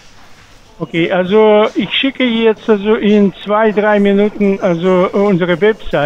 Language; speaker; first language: German; non-native, fluent; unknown